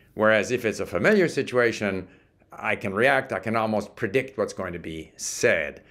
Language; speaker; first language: English; early bilingual, other home language; Czech